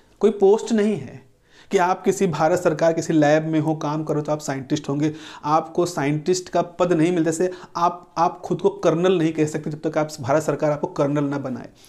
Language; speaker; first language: Hindi; native; Hindi